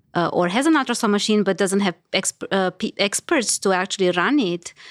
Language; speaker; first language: English; non-native, fluent; Romanian